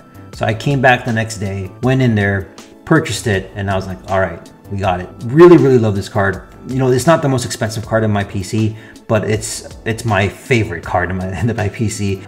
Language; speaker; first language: English; native; English